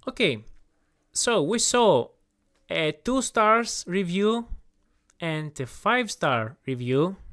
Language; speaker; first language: English; non-native, fluent; Greek